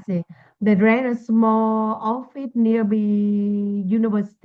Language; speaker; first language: English; non-native, learner; Vietnamese